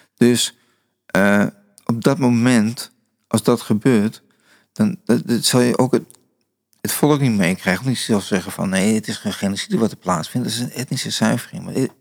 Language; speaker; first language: Dutch; native; Dutch